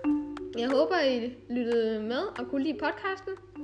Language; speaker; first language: Danish; native; Danish